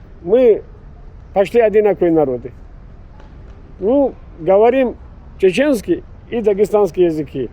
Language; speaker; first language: Russian; non-native, local second language; Chechen